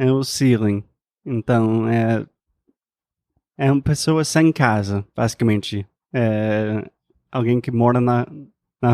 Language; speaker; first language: Portuguese; non-native, fluent; English